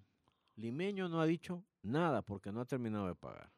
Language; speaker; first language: Spanish; native; Spanish